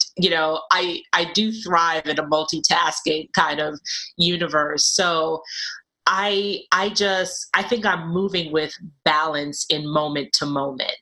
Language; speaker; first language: English; native; English